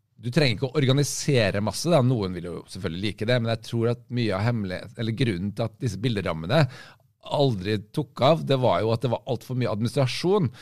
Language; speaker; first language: Norwegian; native; Norwegian